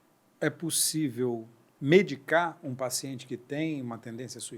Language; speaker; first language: Portuguese; native; Portuguese